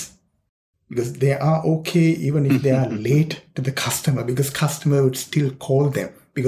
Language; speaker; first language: English; non-native, local second language; Sinhala